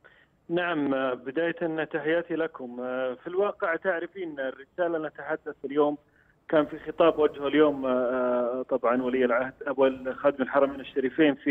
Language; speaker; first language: Arabic; native; Arabic